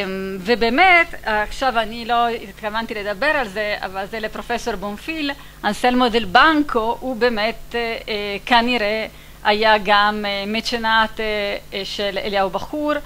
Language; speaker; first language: Hebrew; non-native, fluent; Italian